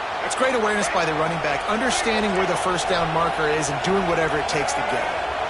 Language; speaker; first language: English; native; English